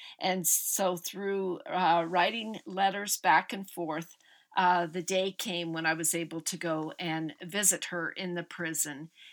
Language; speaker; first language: English; native; English